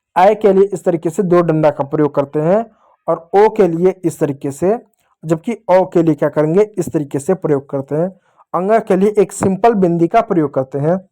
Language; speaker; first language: Hindi; native; Hindi